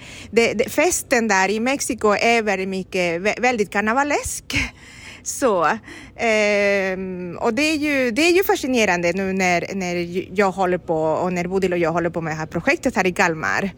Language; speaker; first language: Swedish; non-native, fluent; Spanish